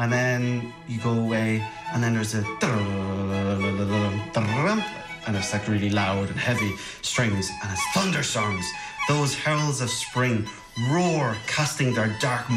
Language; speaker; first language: English; native; English